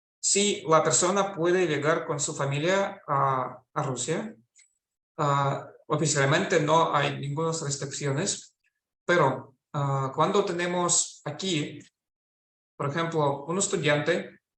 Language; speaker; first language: Spanish; non-native, fluent; Russian